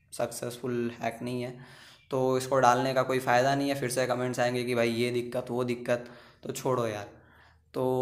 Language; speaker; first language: Hindi; native; Hindi